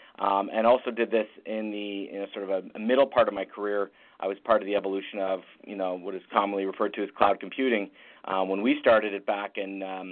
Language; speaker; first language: English; native; English